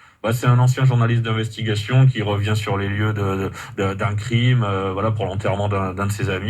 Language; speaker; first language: French; native; French